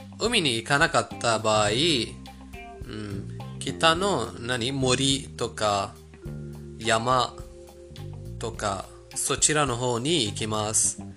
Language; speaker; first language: Japanese; non-native, fluent; Persian